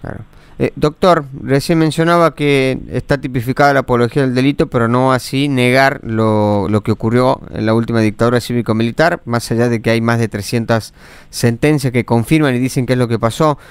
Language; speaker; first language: Spanish; native; Spanish